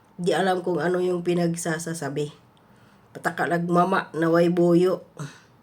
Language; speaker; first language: Filipino; native; Filipino